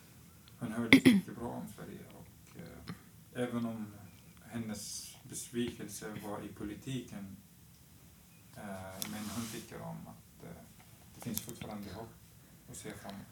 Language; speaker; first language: Swedish; non-native, fluent; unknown